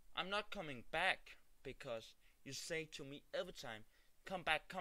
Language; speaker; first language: English; non-native, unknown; Danish